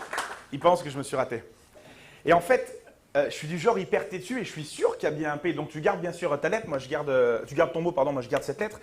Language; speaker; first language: French; native; French